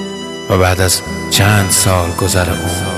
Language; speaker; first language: Persian; native; Persian